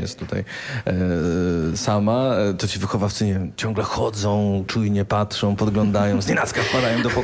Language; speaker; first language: Polish; native; Polish